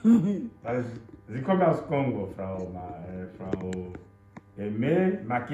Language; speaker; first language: German; non-native, fluent; French